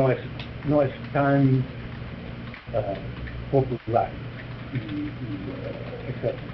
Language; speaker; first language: Spanish; non-native, learner; English